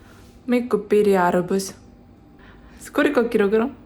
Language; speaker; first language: Russian; non-native, learner; Japanese